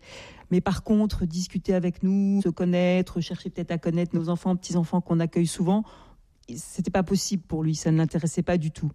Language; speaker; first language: French; native; French